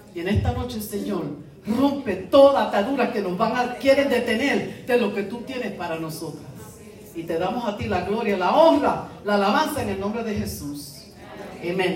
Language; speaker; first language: Spanish; native; Spanish